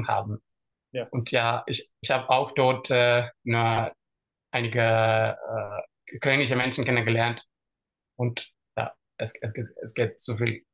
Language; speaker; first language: German; non-native, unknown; Tamil